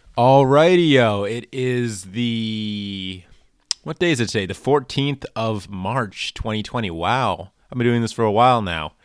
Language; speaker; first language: English; native; English